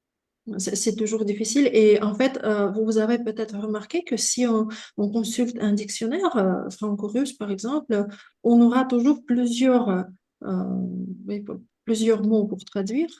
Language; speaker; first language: French; non-native, fluent; Russian